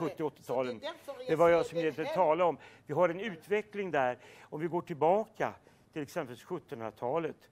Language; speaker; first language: Swedish; native; Swedish